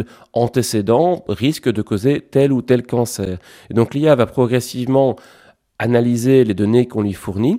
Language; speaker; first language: French; native; French